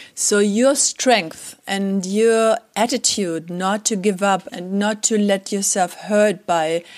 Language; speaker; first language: English; non-native, fluent; German